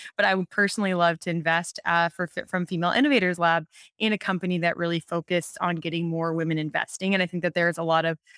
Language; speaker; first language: English; native; English